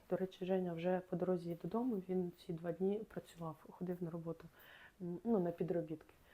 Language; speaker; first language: Ukrainian; native; Ukrainian